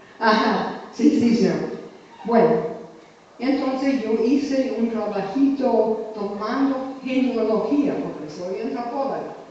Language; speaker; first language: Spanish; non-native, fluent; English